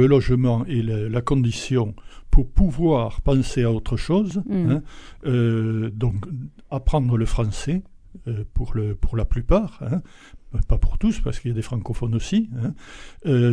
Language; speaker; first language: French; native; French